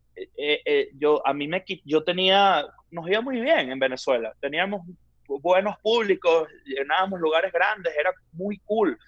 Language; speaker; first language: Spanish; native; Spanish